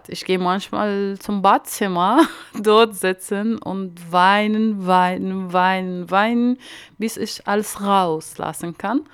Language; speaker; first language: German; non-native, learner; Arabic